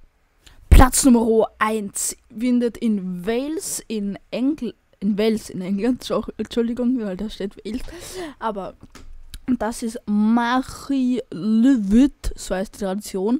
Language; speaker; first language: German; native; German